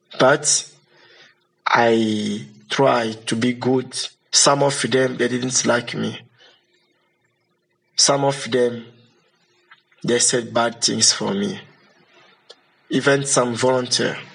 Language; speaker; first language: English; non-native, learner; Lingala